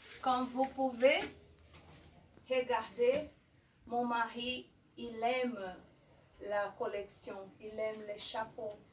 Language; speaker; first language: French; non-native, learner; Portuguese